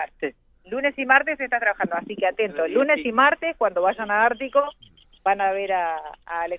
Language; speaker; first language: Spanish; native; Spanish